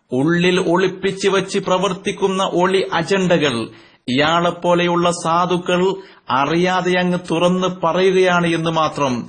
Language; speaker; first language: Malayalam; native; Malayalam